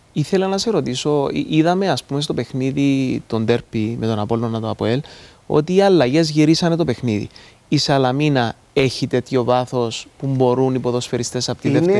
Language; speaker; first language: Greek; native; Greek